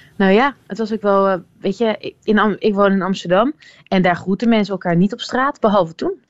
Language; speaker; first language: Dutch; native; Dutch